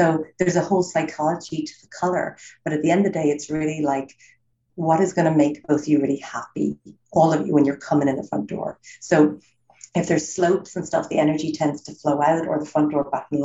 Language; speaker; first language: English; native; English